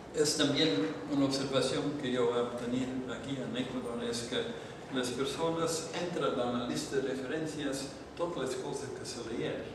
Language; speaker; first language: Spanish; non-native, learner; Dutch